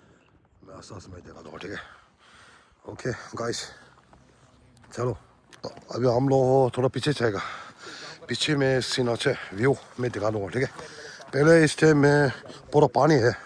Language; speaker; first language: Hindi; non-native, local second language; Tibetan